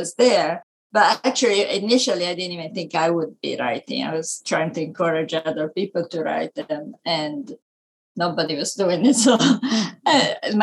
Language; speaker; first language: English; non-native, fluent; Italian